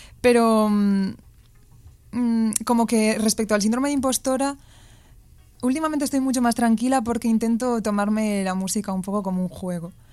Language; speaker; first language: Spanish; native; Spanish